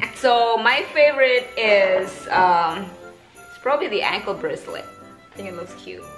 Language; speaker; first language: English; non-native, fluent; Indonesian